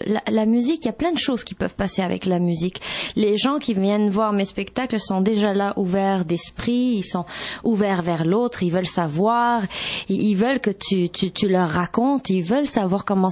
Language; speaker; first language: French; non-native, local second language; Arabic